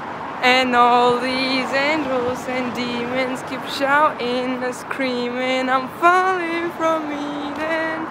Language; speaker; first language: English; non-native, learner; Russian